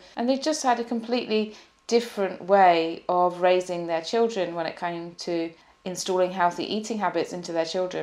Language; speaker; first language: English; native; English